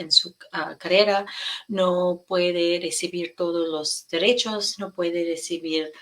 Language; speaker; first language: Spanish; non-native, fluent; English